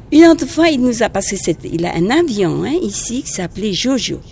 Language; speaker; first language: French; non-native, local second language; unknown